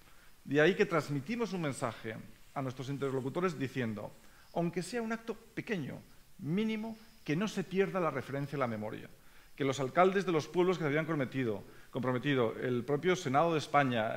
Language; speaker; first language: Spanish; native; Spanish